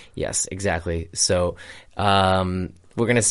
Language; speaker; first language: English; native; English